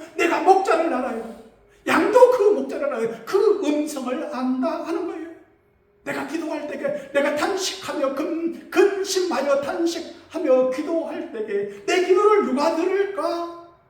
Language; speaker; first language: Korean; native; Korean